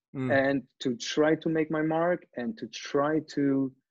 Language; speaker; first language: English; non-native, fluent; German